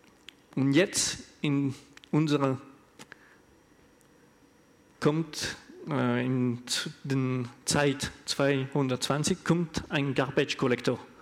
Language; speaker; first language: German; non-native, learner; French